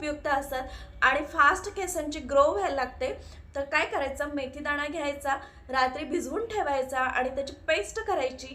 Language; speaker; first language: Marathi; native; Marathi